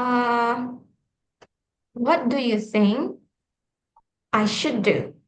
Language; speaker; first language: English; non-native, fluent; Indonesian